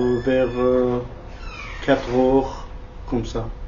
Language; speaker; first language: French; non-native, learner; Kurdish